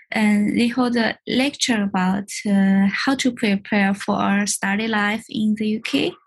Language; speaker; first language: English; non-native, learner; Chinese